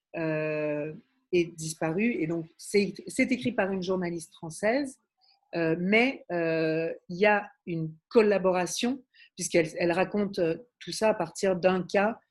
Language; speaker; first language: French; native; French